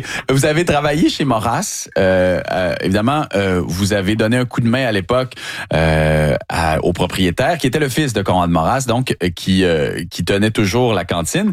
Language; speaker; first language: French; native; French